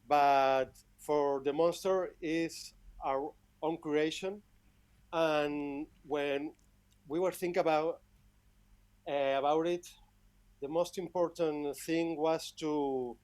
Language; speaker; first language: English; non-native, fluent; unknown